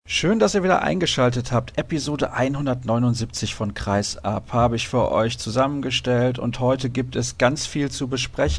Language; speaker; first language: German; native; German